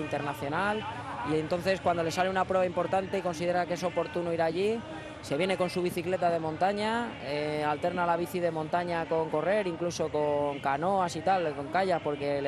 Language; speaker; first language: Spanish; native; Spanish